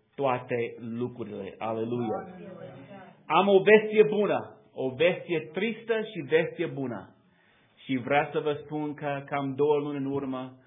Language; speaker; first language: Romanian; non-native, learner; English